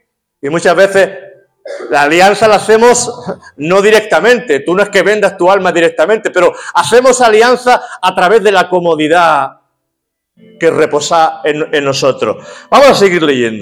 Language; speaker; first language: Spanish; native; Spanish